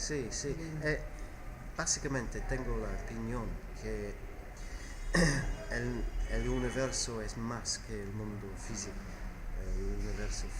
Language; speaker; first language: Spanish; non-native, fluent; English